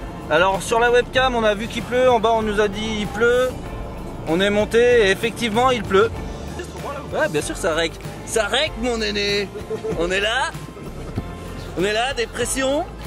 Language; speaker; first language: French; native; French